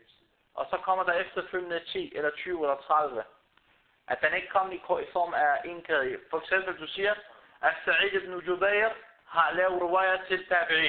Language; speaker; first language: Danish; non-native, fluent; Arabic